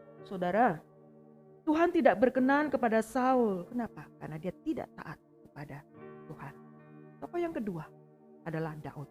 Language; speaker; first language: Indonesian; native; Indonesian